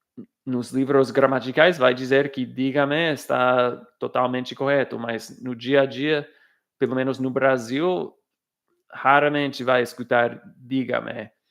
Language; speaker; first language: Portuguese; non-native, fluent; English